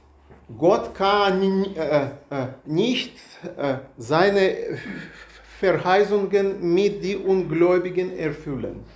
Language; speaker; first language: German; non-native, learner; Russian